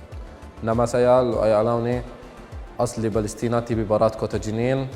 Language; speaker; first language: Indonesian; non-native, fluent; Arabic